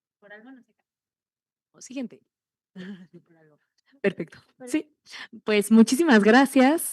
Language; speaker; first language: Spanish; native; Spanish